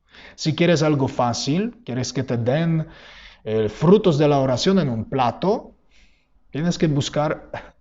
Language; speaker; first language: Spanish; non-native, fluent; Polish